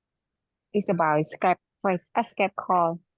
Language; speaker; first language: English; non-native, learner; Khmer